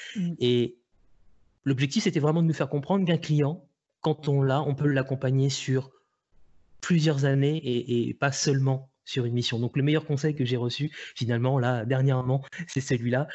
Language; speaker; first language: French; native; French